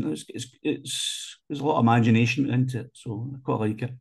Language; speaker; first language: English; native; English